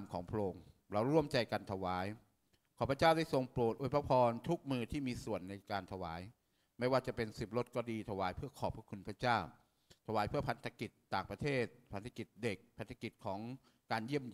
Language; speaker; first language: Thai; native; Thai